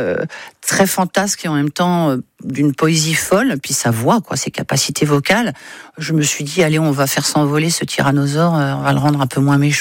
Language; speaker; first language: French; native; French